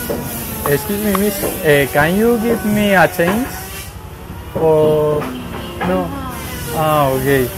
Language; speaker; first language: English; non-native, learner; Spanish